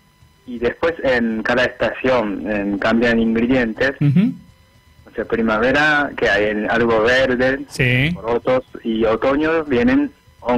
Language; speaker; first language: Spanish; non-native, fluent; Japanese